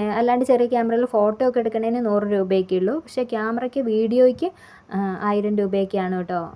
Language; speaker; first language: Malayalam; native; Malayalam